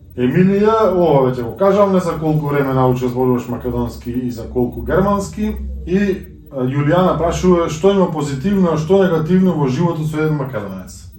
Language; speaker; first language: Macedonian; native; Macedonian